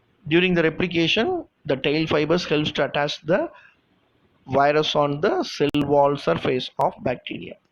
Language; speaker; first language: English; non-native, local second language; Tamil